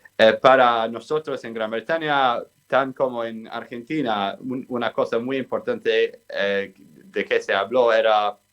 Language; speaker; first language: Spanish; non-native, fluent; English